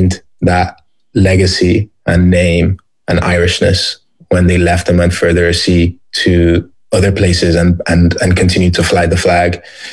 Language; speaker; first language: English; native; English